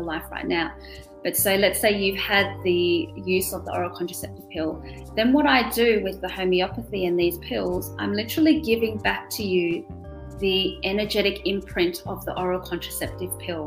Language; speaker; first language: English; non-native, local second language; German